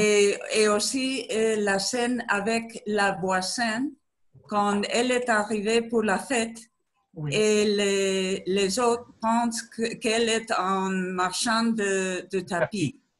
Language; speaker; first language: French; non-native, learner; Spanish